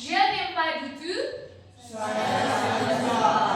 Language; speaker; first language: French; non-native, learner; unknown